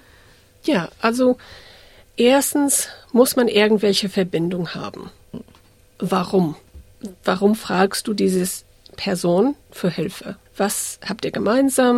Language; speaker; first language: German; non-native, fluent; English